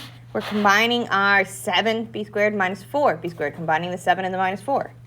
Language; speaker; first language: English; native; English